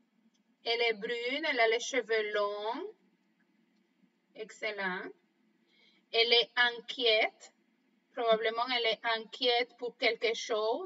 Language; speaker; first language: French; non-native, fluent; Spanish